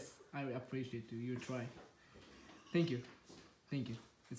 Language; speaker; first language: English; non-native, learner; Japanese